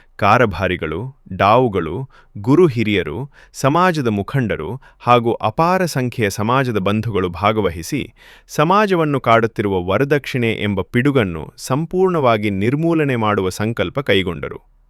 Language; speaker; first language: Kannada; native; Kannada